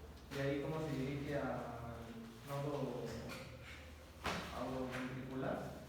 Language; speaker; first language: Spanish; native; Spanish